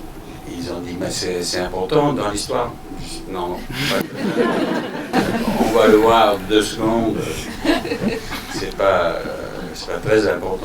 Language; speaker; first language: French; non-native, fluent; Danish